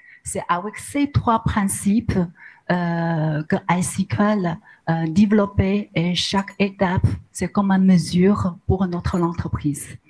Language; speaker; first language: French; non-native, learner; Chinese